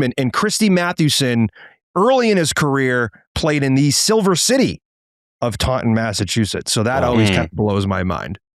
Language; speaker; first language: English; native; English